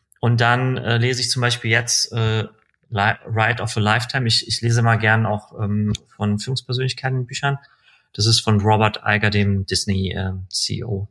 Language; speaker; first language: German; early bilingual, other home language; Persian